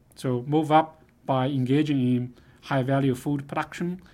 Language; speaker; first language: English; non-native, fluent; Chinese